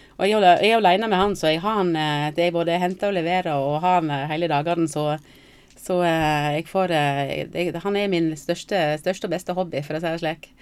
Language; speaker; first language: Norwegian; native; Norwegian